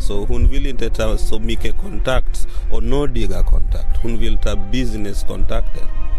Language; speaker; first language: Swedish; non-native, fluent; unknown